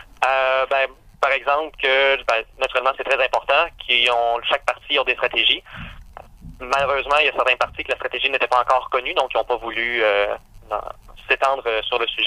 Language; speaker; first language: French; native; French